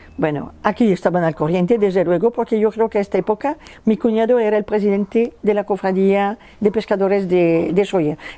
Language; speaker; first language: Spanish; non-native, fluent; French